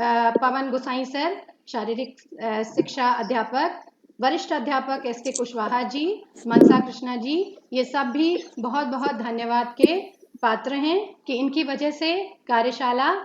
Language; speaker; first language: Hindi; native; Hindi